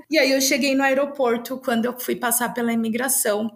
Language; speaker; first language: Portuguese; native; Portuguese